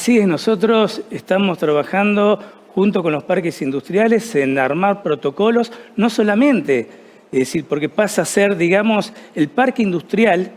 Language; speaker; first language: Spanish; native; Spanish